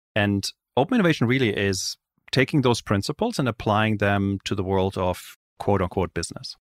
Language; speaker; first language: English; non-native, fluent; German